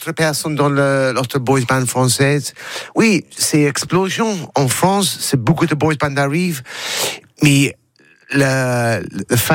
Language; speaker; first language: French; non-native, learner; English